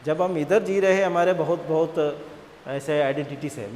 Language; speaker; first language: Hindi; non-native, local second language; Malayalam